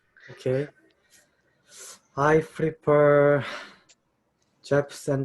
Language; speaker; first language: English; non-native, learner; Korean